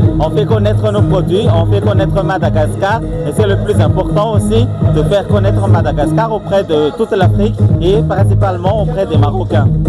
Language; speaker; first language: French; non-native, local second language; Malagasy